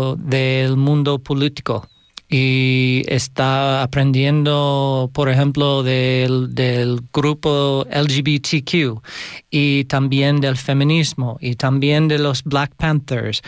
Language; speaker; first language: Spanish; non-native, learner; English